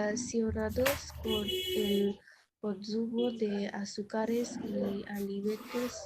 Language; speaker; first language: Spanish; non-native, learner; Bangla